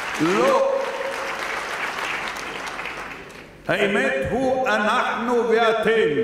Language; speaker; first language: Hebrew; non-native, local second language; Arabic